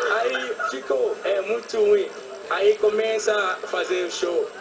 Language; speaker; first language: Portuguese; non-native, learner; English